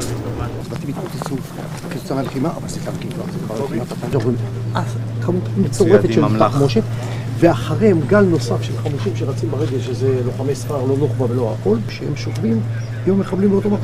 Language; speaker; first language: Hebrew; native; Hebrew